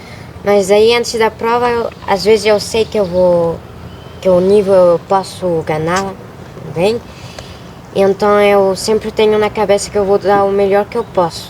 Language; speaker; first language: Portuguese; early bilingual, other home language; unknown